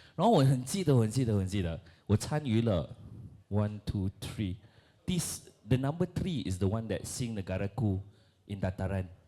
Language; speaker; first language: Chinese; non-native, local second language; Malay